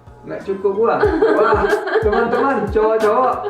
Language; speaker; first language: Indonesian; early bilingual, heritage; Indonesian